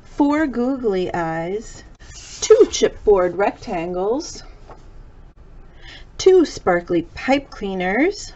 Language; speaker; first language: English; native; English